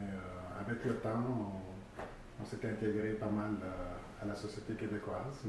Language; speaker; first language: French; early bilingual, other home language; Arabic